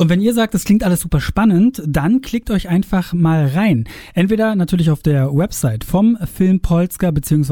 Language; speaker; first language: German; native; German